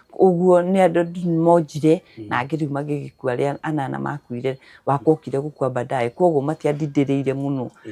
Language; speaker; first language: Kikuyu; native; Kikuyu